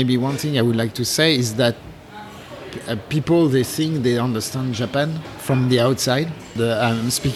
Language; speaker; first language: English; non-native, fluent; French